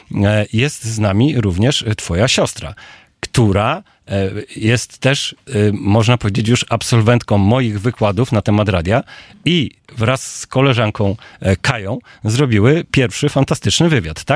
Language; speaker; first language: Polish; native; Polish